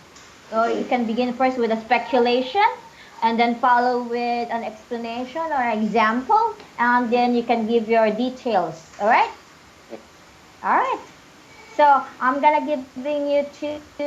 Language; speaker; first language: English; non-native, fluent; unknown